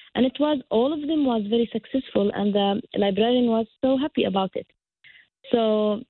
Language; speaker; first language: English; non-native, fluent; Arabic